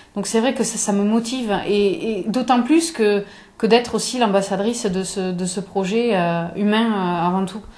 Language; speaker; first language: French; native; French